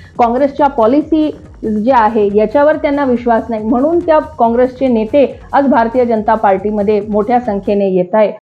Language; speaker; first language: Marathi; native; Marathi